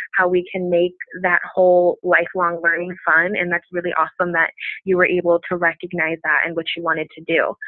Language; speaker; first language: English; native; English